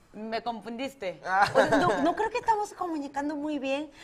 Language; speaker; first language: Spanish; non-native, fluent; Korean